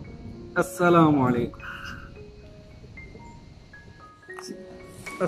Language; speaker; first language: Italian; non-native, learner; Urdu